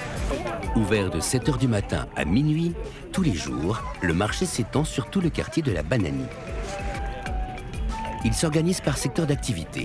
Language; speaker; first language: French; native; French